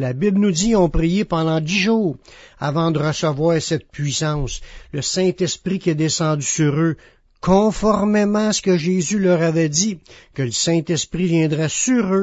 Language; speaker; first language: French; native; French